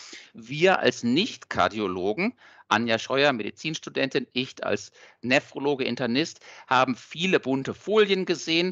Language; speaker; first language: German; native; German